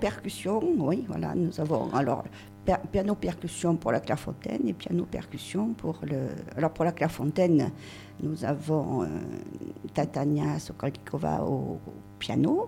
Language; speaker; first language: French; native; French